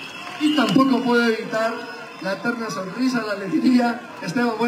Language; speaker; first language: Spanish; native; Spanish